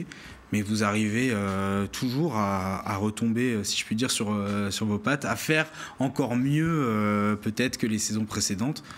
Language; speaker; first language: French; native; French